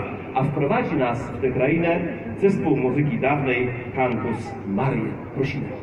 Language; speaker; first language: Polish; native; Polish